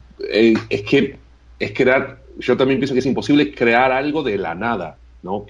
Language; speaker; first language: Spanish; non-native, fluent; Portuguese